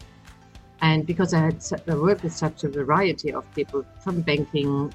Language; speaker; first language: English; non-native, fluent; German